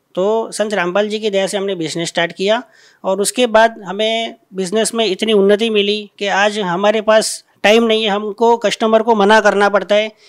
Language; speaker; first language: Hindi; non-native, local second language; Gujarati